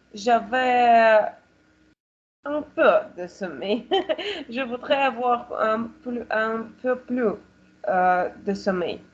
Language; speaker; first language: French; non-native, learner; Russian